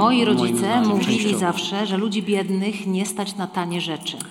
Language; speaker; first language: Polish; native; Polish